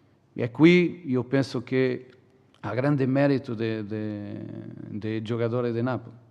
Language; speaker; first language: Italian; non-native, fluent; Portuguese